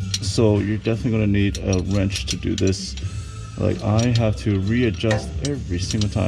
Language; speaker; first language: English; native; English